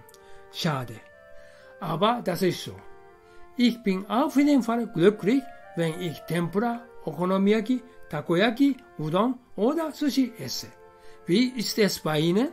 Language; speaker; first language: German; non-native, fluent; Japanese